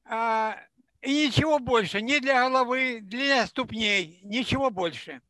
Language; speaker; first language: Russian; non-native, local second language; Ukrainian